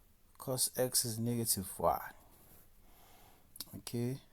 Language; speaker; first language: English; non-native, local second language; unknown